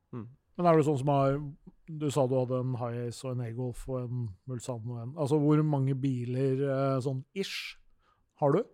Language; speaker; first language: Norwegian; native; Norwegian